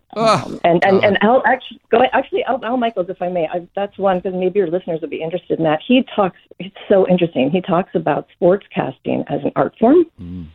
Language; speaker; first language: English; native; English